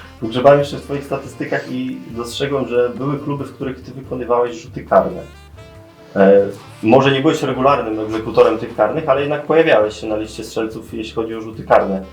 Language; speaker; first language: Polish; native; Polish